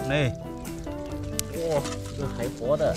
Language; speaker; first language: Chinese; non-native, learner; Khmer